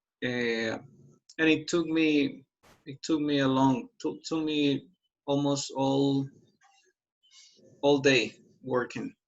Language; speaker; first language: English; non-native, fluent; Spanish